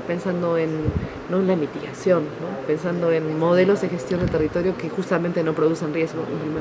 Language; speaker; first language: Spanish; native; Spanish